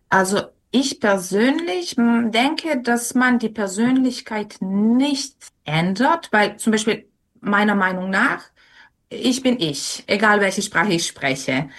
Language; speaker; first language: German; non-native, fluent; Serbian